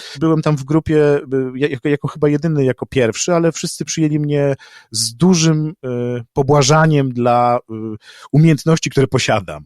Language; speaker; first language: Polish; native; Polish